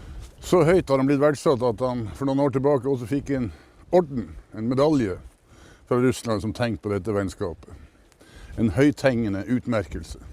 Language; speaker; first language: Norwegian; native; Norwegian